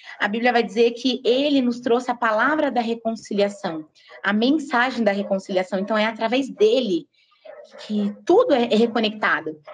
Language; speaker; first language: Portuguese; native; Portuguese